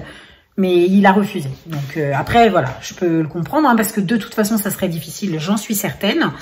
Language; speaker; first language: French; native; French